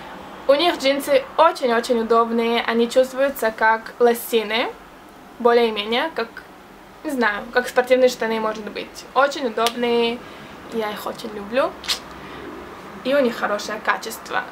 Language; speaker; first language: Russian; early bilingual, heritage; Russian